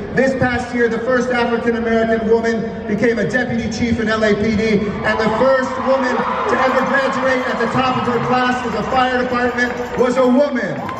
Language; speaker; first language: English; native; English